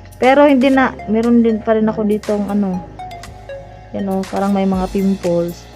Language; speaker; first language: Filipino; non-native, local second language; Cebuano